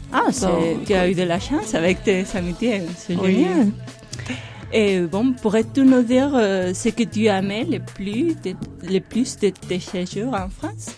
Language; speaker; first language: French; non-native, learner; Spanish